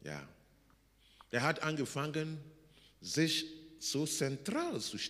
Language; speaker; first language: German; non-native, learner; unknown